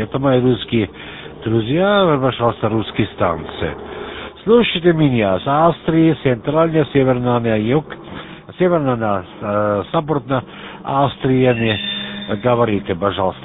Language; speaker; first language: Russian; non-native, learner; German